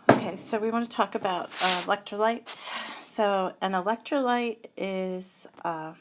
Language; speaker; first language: English; native; English